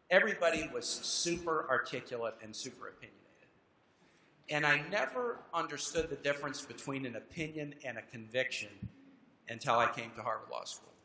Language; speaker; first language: English; native; English